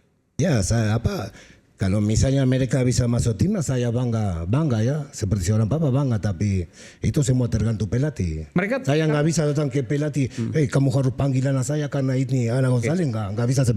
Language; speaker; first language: Indonesian; non-native, fluent; Spanish